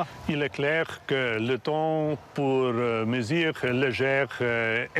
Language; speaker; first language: French; non-native, fluent; Slovenian